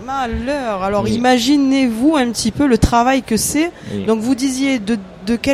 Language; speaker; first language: French; native; French